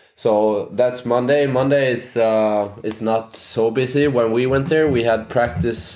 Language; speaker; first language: English; non-native, fluent; Norwegian